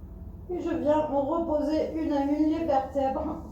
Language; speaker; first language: French; native; French